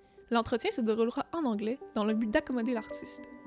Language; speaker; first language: French; native; French